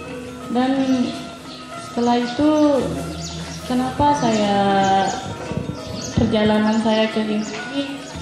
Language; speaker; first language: Indonesian; non-native, local second language; Sasak